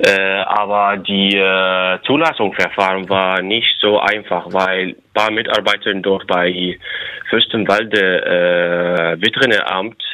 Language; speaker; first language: German; non-native, fluent; Arabic